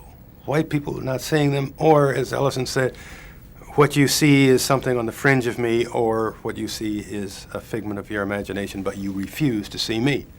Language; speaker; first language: English; native; English